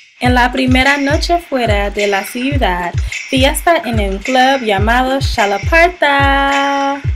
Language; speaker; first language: Spanish; non-native, learner; English